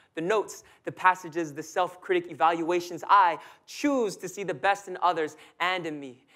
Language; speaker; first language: English; native; English